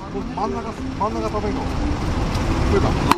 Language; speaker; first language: Japanese; native; Japanese